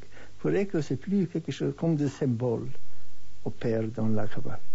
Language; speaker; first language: French; non-native, fluent; Hebrew